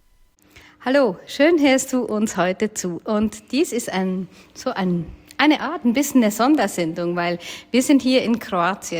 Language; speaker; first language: German; native; German